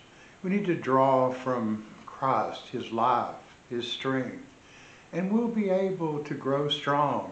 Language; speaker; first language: English; native; English